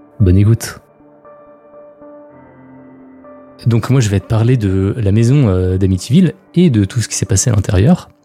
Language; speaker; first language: French; native; French